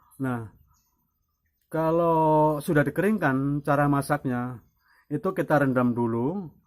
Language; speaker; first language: Indonesian; non-native, local second language; Javanese